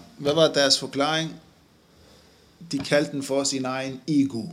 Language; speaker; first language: Danish; non-native, fluent; Arabic